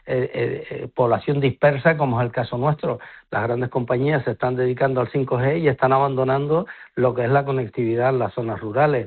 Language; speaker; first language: Spanish; native; Spanish